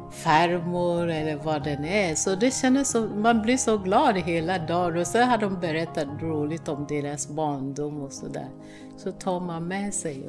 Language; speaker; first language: Swedish; non-native, fluent; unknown